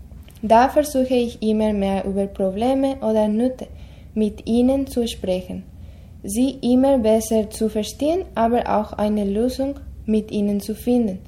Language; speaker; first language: German; non-native, fluent; Spanish